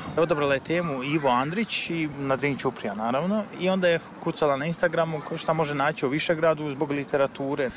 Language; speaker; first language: Serbian; native; Serbian